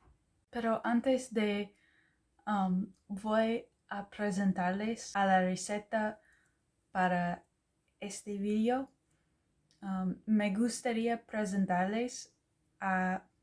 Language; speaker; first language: Spanish; non-native, learner; English